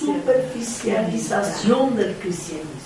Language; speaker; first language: Spanish; non-native, fluent; Portuguese